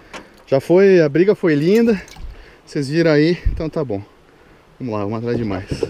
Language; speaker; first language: Portuguese; native; Portuguese